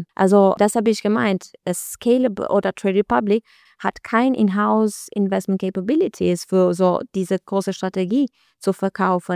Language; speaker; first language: German; non-native, learner; Albanian